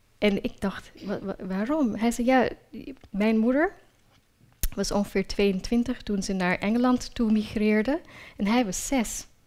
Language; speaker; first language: Dutch; early bilingual, other home language; Urdu